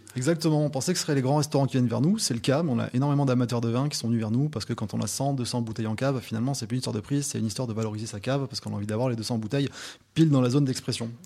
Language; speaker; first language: French; native; French